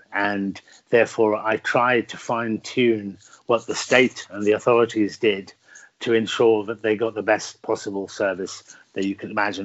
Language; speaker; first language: English; native; English